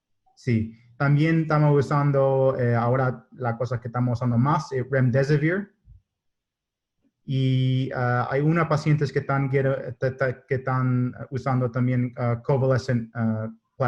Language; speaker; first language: Spanish; non-native, learner; English